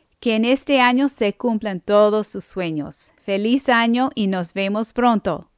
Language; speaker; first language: Spanish; non-native, fluent; English